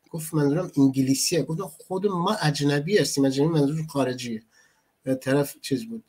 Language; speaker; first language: Persian; native; Persian